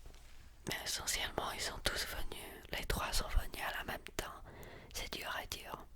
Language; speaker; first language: French; early bilingual, heritage; French